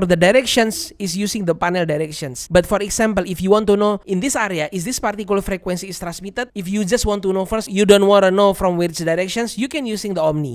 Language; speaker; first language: English; non-native, learner; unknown